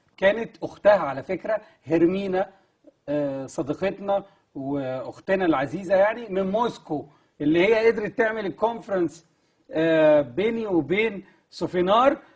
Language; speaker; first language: Egyptian Arabic; native; Egyptian Arabic